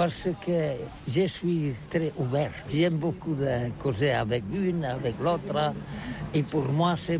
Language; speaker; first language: French; non-native, learner; Catalan